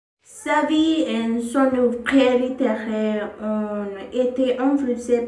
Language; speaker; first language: French; non-native, learner; Spanish